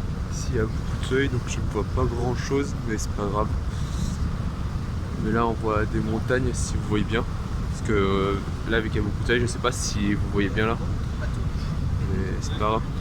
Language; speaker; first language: French; native; French